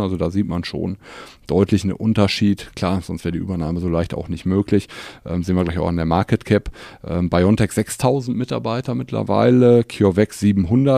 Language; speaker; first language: German; native; German